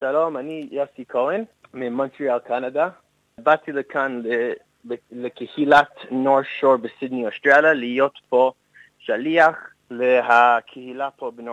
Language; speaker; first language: Hebrew; non-native, fluent; English